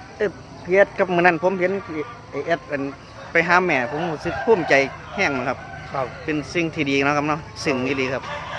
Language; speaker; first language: Thai; native; Thai